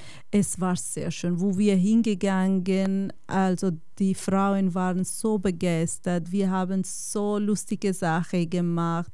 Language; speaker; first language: German; non-native, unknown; Kurdish